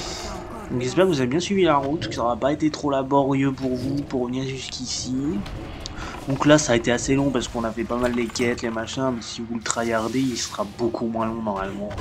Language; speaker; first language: French; native; French